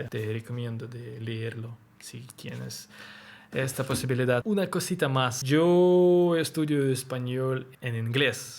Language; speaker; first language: Spanish; non-native, learner; Russian